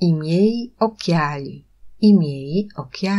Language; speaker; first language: Italian; non-native, fluent; Polish